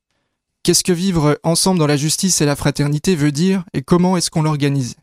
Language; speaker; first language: French; native; French